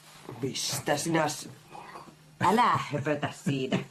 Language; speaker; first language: Finnish; native; Finnish